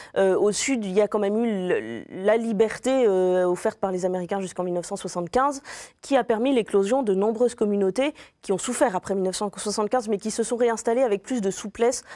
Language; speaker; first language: French; native; French